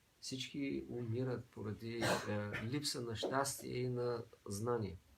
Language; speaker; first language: Bulgarian; native; Bulgarian